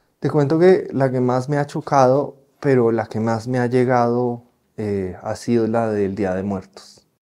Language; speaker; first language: Spanish; native; Spanish